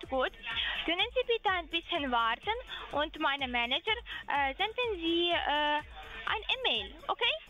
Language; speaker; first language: German; non-native, learner; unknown